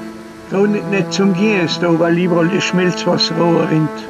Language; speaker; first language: German; native; German